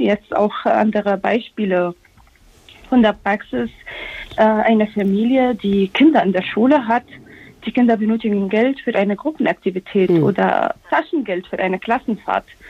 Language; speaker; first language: German; non-native, fluent; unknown